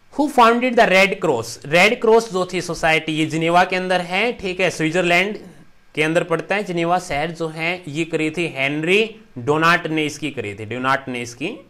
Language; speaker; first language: Hindi; native; Hindi